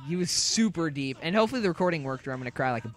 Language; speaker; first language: English; native; English